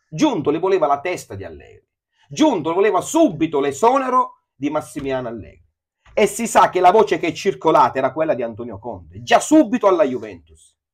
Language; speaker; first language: Italian; native; Italian